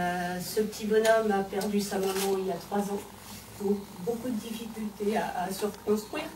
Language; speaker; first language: French; native; French